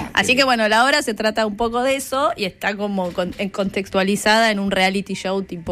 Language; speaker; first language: Spanish; native; Spanish